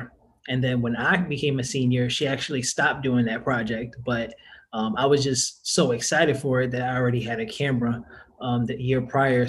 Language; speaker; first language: English; native; English